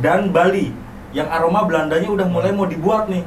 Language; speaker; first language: Indonesian; native; Indonesian